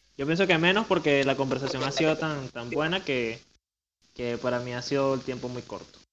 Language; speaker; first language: Spanish; native; Spanish